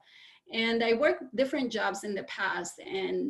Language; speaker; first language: English; non-native, local second language; Filipino